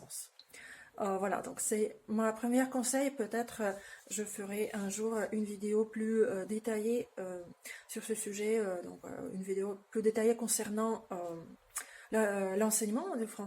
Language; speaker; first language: French; non-native, fluent; Russian